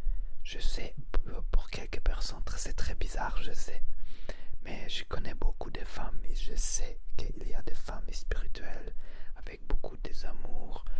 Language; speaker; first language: French; non-native, learner; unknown